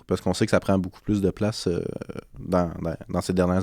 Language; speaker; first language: French; native; French